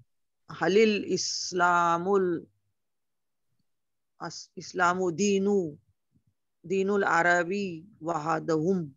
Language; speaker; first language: Arabic; non-native, learner; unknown